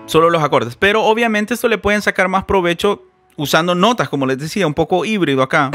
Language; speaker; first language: Spanish; native; Spanish